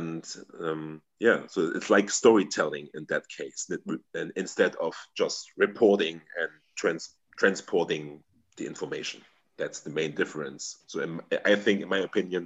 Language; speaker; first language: English; non-native, fluent; German